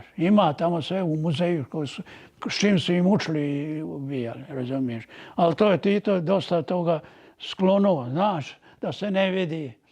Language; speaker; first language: Bosnian; native; Bosnian